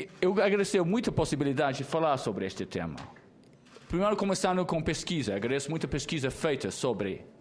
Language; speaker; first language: Portuguese; non-native, fluent; English